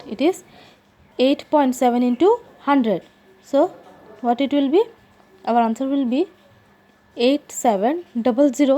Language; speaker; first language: English; non-native, local second language; Assamese